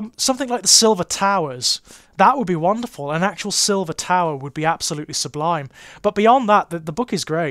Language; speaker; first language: English; native; English